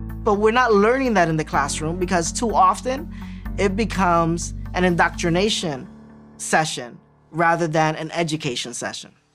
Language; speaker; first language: English; early bilingual, other home language; Spanish